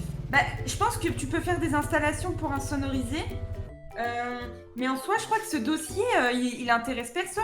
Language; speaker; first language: French; native; French